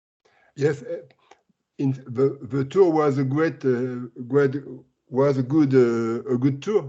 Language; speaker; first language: English; non-native, learner; French